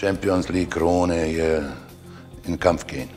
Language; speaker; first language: German; non-native, fluent; Croatian